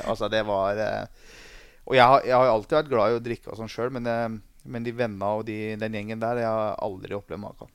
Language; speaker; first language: Norwegian; early bilingual, other home language; Persian